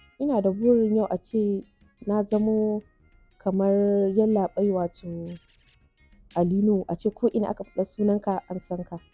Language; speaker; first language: Hausa; native; Hausa